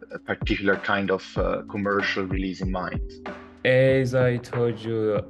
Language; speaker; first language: English; non-native, learner; Turkish